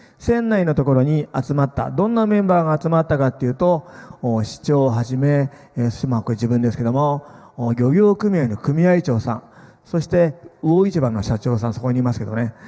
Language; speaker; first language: Japanese; native; Japanese